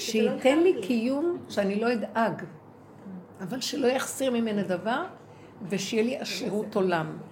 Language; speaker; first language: Hebrew; native; Hebrew